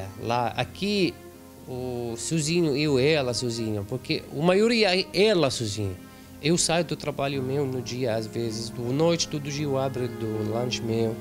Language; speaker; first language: Portuguese; non-native, learner; Arabic